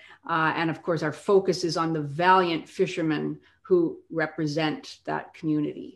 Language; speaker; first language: English; native; English